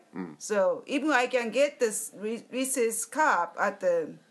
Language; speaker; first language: English; non-native, learner; Japanese